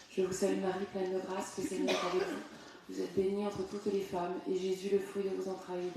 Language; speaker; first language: French; native; French